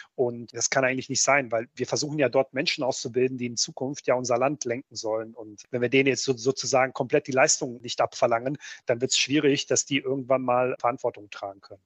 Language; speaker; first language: German; early bilingual, other home language; Bosnian